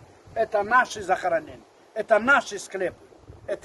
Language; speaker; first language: Russian; non-native, local second language; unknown